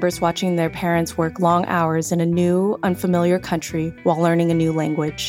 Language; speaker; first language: English; native; English